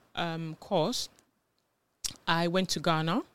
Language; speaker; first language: English; non-native, fluent; French